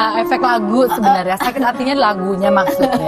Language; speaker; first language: Indonesian; native; Indonesian